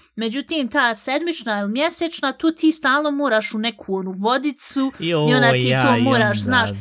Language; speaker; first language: Bosnian; early bilingual, heritage; Bosnian